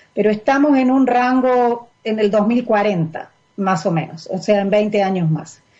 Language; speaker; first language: Spanish; native; Spanish